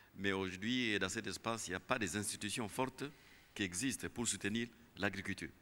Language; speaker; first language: French; non-native, local second language; Kinyarwanda